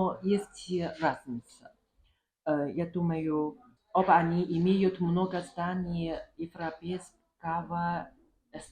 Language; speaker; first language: Russian; non-native, learner; Chinese